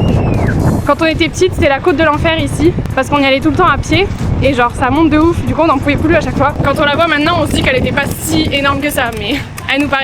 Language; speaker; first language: French; native; French